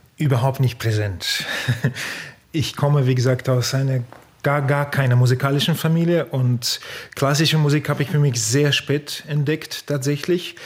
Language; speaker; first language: German; non-native, fluent; Russian